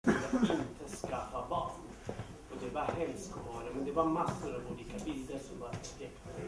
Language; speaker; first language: Swedish; non-native, local second language; Kurdish